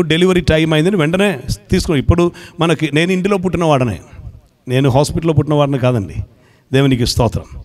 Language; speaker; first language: Telugu; non-native, fluent; Malayalam